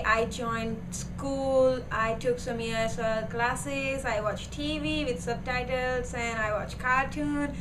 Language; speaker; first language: English; non-native, learner; Gujarati